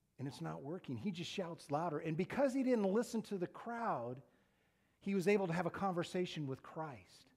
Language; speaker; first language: English; native; English